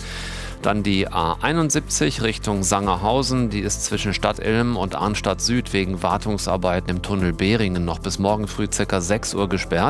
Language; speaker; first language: German; native; German